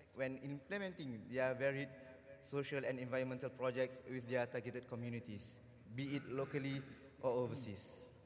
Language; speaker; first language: English; non-native, local second language; Malay